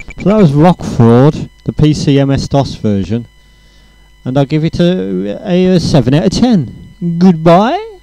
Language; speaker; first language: English; native; English